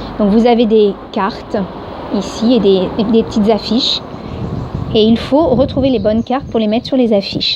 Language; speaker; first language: French; native; French